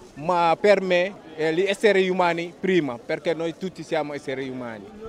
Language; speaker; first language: Italian; non-native, learner; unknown